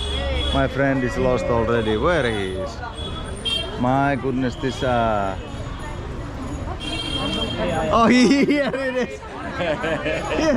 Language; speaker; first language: English; non-native, fluent; Finnish